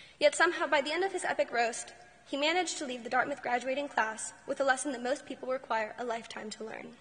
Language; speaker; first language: English; native; English